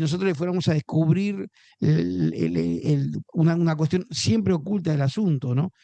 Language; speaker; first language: Spanish; native; Spanish